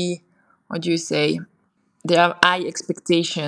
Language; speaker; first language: English; non-native, fluent; French